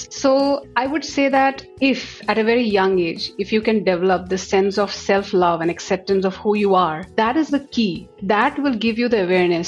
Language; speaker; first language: English; non-native, local second language; Assamese